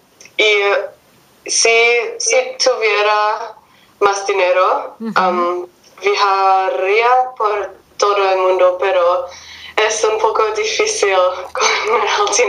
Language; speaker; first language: Spanish; non-native, learner; English